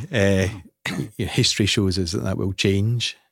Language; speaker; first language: English; native; English